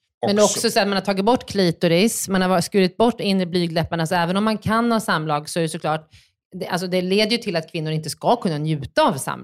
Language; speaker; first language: Swedish; native; Swedish